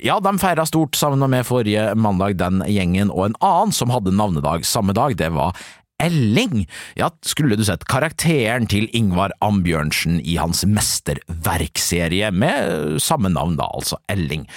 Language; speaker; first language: Norwegian; native; Norwegian